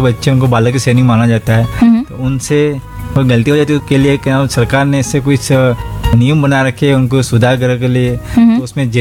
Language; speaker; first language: Hindi; native; Hindi